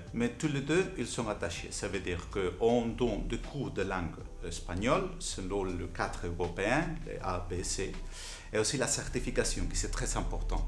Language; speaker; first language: French; non-native, fluent; Spanish